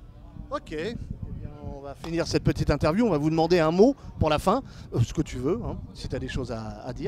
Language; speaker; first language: French; native; French